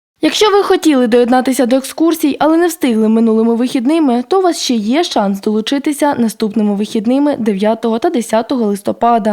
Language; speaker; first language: Ukrainian; native; Ukrainian